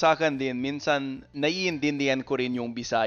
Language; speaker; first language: Filipino; non-native, fluent; English